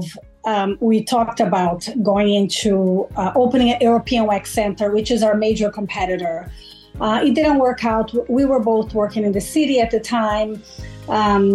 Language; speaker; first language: English; non-native, fluent; Portuguese